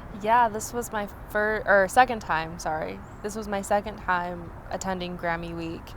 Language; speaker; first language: English; native; English